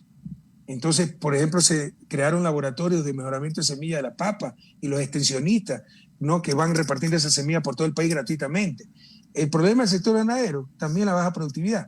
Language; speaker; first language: Spanish; native; Spanish